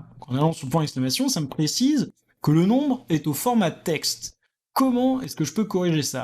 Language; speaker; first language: French; native; French